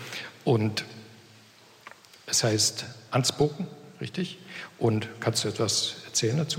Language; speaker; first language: German; native; German